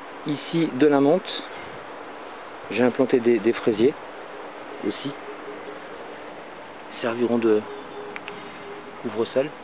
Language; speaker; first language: French; native; French